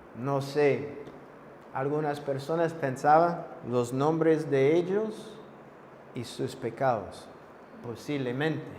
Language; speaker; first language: Spanish; non-native, fluent; English